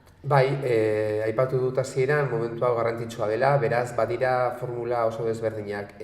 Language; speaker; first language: Basque; native; Basque